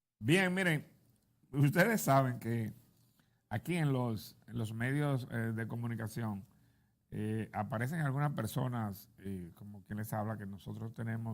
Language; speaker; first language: Spanish; native; Spanish